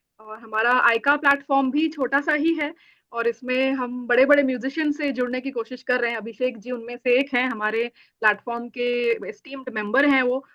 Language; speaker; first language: Hindi; non-native, local second language; Bangla